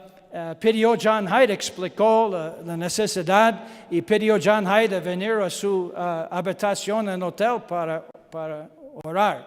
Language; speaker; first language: Spanish; non-native, learner; English